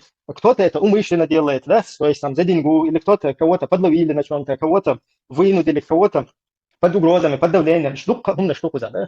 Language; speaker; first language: Russian; non-native, local second language; Chechen